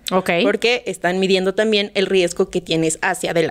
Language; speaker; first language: Spanish; native; Spanish